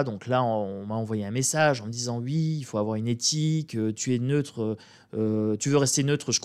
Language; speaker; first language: French; native; French